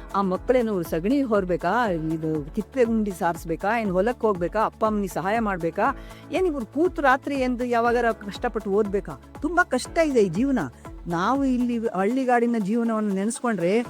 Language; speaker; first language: Kannada; non-native, local second language; Lambadi